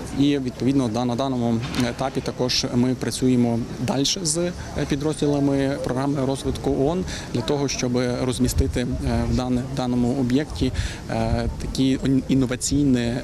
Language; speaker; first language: Ukrainian; native; Ukrainian